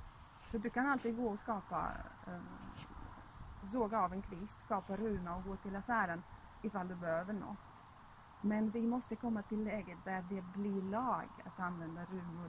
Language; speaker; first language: Swedish; non-native, fluent; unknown